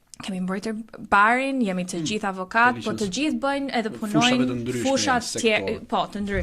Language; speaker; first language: Albanian; early bilingual, heritage; Albanian